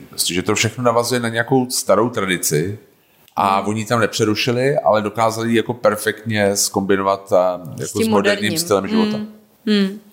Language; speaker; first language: Czech; native; Czech